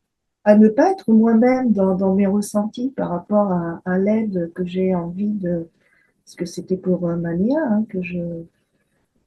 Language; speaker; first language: French; native; French